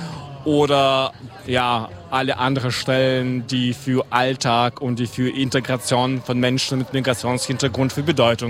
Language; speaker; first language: German; non-native, fluent; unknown